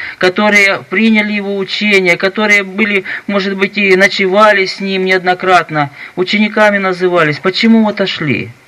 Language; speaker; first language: Russian; native; Russian